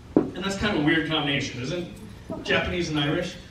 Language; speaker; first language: English; native; English